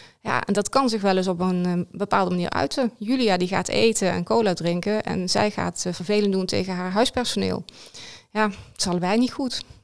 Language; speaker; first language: Dutch; native; Dutch